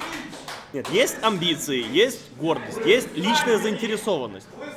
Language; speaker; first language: Russian; native; Russian